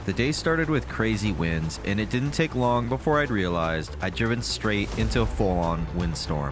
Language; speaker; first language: English; native; English